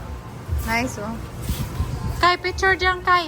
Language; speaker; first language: Filipino; non-native, local second language; Cebuano